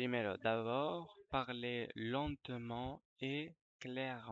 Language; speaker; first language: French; non-native, fluent; Spanish